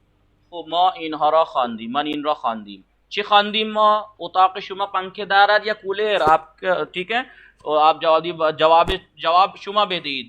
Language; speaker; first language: Persian; non-native, fluent; Urdu